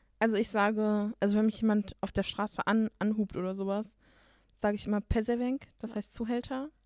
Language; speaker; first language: German; native; German